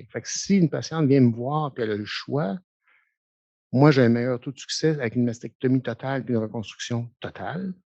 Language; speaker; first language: French; native; French